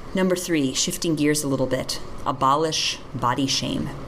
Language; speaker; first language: English; native; English